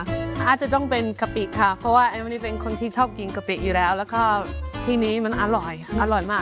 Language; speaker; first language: Thai; non-native, fluent; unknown